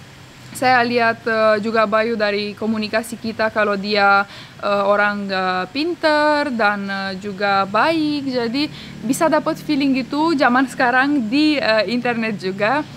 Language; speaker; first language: Indonesian; non-native, fluent; Romanian